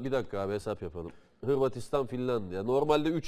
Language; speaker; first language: Turkish; native; Turkish